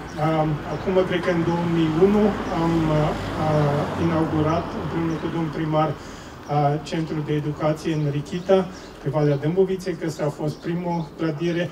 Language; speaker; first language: Romanian; non-native, fluent; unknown